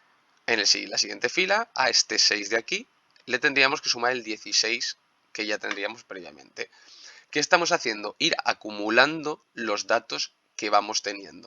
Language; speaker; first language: Spanish; native; Spanish